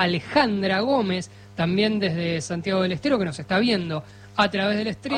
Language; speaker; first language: Spanish; native; Spanish